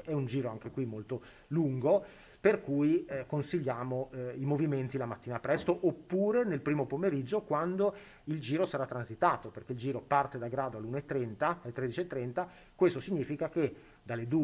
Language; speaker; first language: Italian; native; Italian